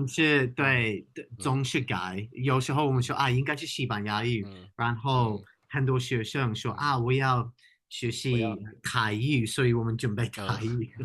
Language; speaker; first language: Chinese; non-native, fluent; English